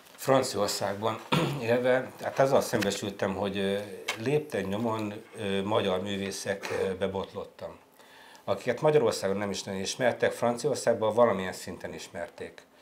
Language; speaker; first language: Hungarian; native; Hungarian